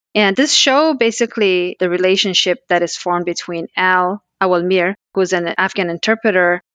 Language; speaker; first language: English; early bilingual, other home language; Pashto